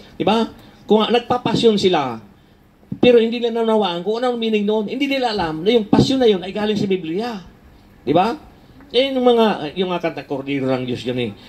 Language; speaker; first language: Filipino; non-native, local second language; Bikol